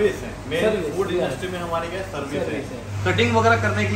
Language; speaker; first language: Hindi; native; Hindi